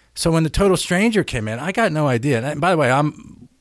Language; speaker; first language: English; native; English